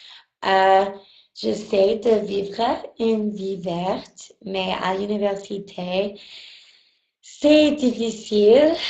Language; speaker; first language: French; non-native, learner; English